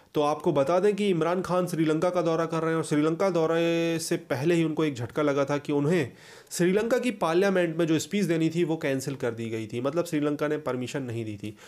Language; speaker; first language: Hindi; native; Hindi